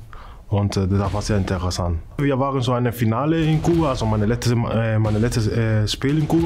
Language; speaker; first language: German; non-native, learner; Spanish